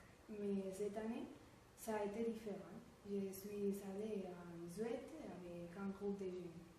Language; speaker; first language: French; non-native, learner; Spanish